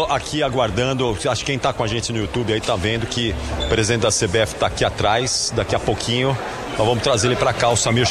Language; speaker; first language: Portuguese; native; Portuguese